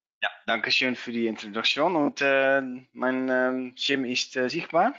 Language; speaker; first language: German; non-native, learner; Dutch